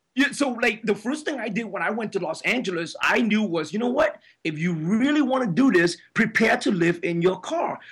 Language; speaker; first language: English; early bilingual, other home language; Spanish